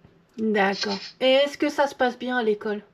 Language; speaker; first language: French; native; French